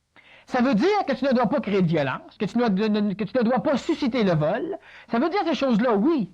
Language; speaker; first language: French; native; French